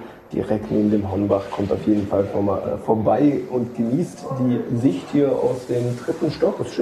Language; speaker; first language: German; native; German